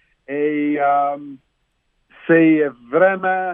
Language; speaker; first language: French; non-native, learner; English